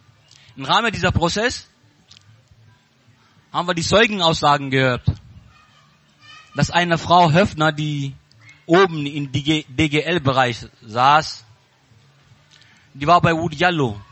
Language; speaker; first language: German; non-native, learner; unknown